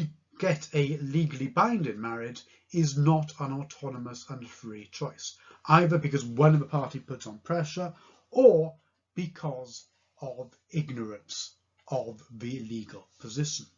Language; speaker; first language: English; native; English